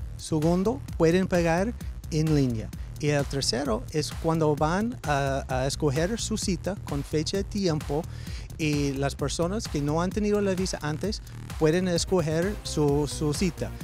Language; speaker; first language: Spanish; non-native, fluent; English